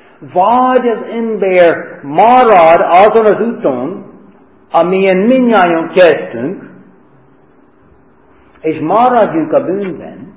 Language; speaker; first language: Hungarian; early bilingual, heritage; Hungarian